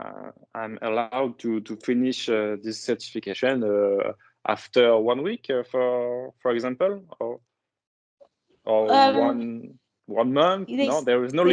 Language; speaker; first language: English; non-native, fluent; French